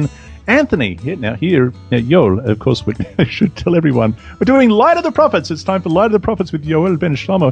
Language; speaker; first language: English; native; English